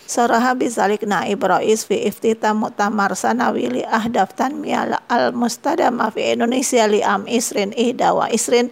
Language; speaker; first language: Arabic; non-native, fluent; Indonesian